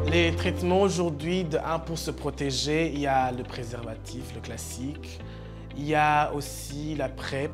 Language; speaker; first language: French; non-native, local second language; Rundi